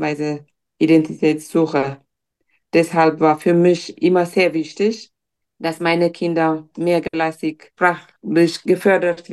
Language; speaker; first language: German; non-native, fluent; Tigrinya